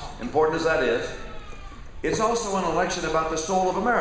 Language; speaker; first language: English; native; English